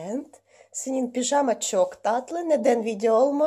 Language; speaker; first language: Turkish; non-native, learner; Russian